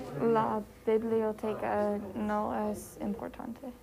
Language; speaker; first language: Spanish; non-native, learner; English